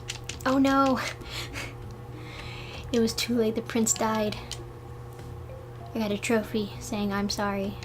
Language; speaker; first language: English; native; English